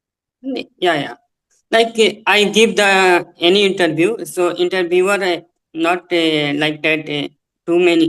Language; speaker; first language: English; non-native, learner; Hindi